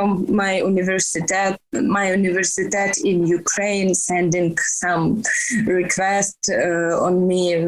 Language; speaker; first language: English; non-native, learner; Ukrainian